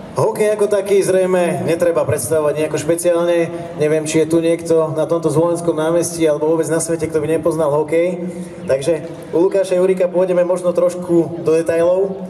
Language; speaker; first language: Slovak; native; Slovak